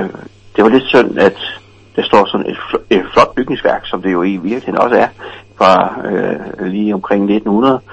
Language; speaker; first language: Danish; native; Danish